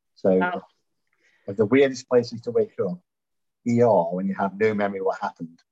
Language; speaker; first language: English; native; English